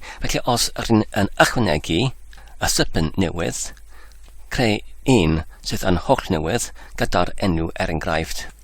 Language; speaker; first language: Welsh; non-native, learner; English